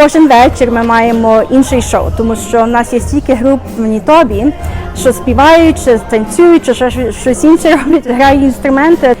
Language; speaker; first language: Ukrainian; early bilingual, heritage; Ukrainian